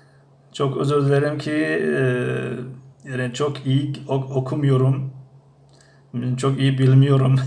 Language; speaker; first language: Turkish; non-native, learner; Tajik